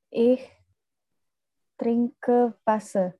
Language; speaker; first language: German; non-native, learner; Indonesian